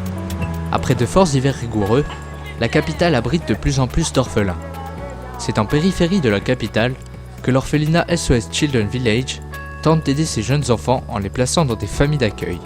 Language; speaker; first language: French; native; French